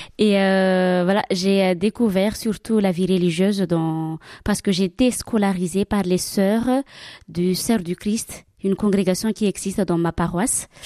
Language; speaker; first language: French; non-native, local second language; Malagasy